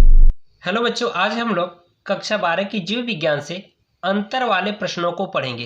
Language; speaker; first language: Hindi; native; Hindi